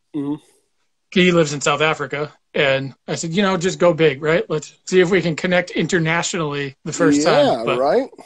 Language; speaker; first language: English; native; English